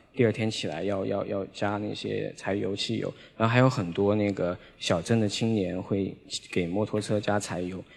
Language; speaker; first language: Chinese; native; Chinese